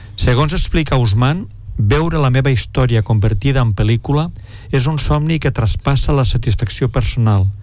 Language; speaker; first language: Catalan; native; Catalan